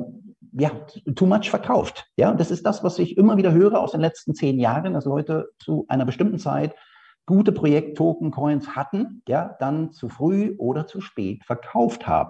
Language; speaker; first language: German; native; German